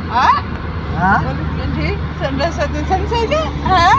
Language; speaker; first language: Turkish; non-native, learner; Gujarati